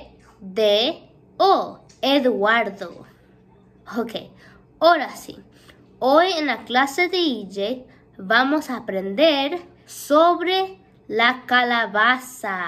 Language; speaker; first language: Spanish; early bilingual, heritage; Spanish